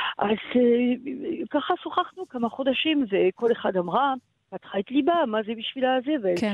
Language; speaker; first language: Hebrew; non-native, fluent; French